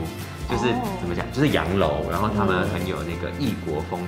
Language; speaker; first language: Chinese; native; Chinese